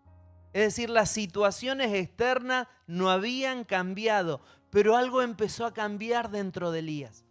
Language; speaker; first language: Spanish; native; Spanish